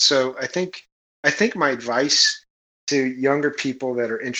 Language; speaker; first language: English; native; English